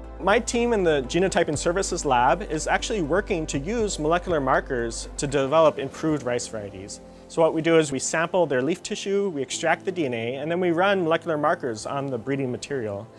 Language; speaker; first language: English; native; English